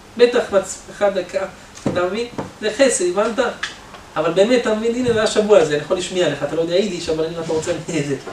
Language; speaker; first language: Hebrew; native; Hebrew